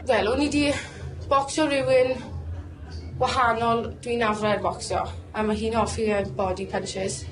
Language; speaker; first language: Welsh; non-native, local second language; English